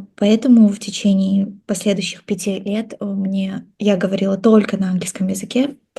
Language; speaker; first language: Russian; non-native, local second language; Kazakh